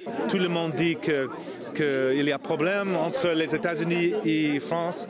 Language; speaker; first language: French; non-native, fluent; English